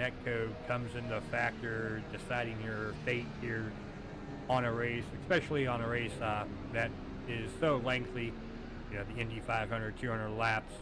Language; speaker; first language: English; native; English